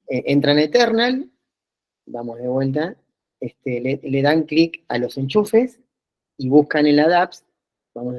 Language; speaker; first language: Spanish; native; Spanish